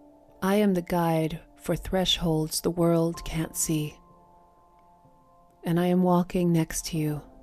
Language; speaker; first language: English; native; English